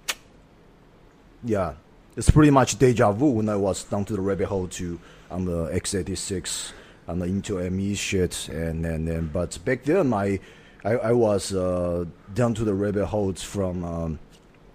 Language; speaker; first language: English; non-native, fluent; Chinese